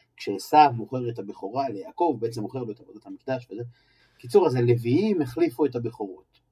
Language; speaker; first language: Hebrew; native; Hebrew